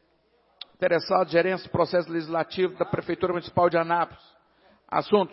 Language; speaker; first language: Portuguese; native; Portuguese